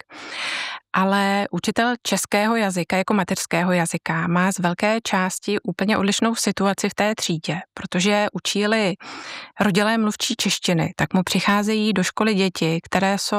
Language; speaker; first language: Czech; native; Czech